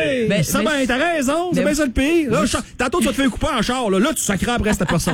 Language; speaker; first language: French; native; French